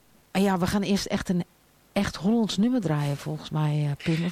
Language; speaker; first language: Dutch; native; Dutch